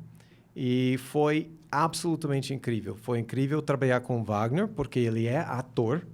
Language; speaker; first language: Portuguese; non-native, fluent; English